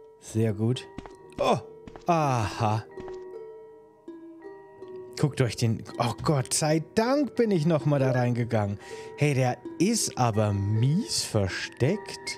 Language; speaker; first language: German; native; German